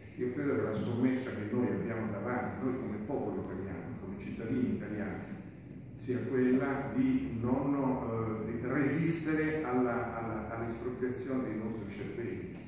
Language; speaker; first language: Italian; native; Italian